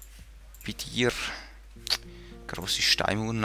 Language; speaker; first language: German; native; German